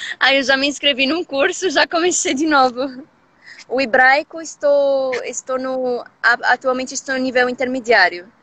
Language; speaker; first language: Portuguese; non-native, fluent; Arabic